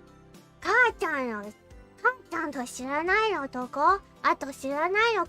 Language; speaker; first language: Japanese; non-native, learner; English